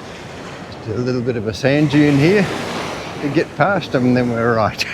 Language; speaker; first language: English; native; English